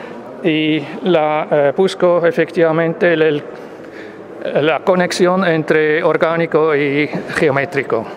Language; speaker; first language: Spanish; non-native, fluent; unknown